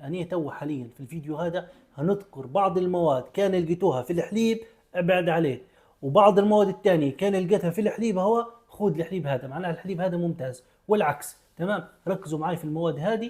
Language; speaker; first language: Arabic; native; Arabic